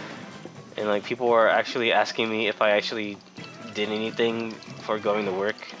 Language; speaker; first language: English; native; English